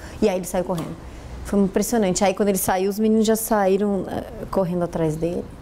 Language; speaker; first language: Portuguese; native; Portuguese